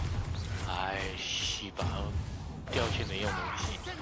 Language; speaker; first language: Chinese; native; Chinese